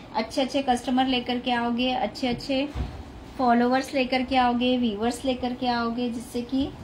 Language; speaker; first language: Hindi; non-native, local second language; Marathi